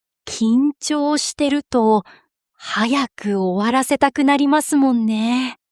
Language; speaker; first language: Japanese; non-native, fluent; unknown